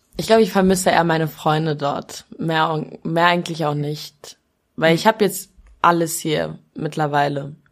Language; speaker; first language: German; early bilingual, other home language; Albanian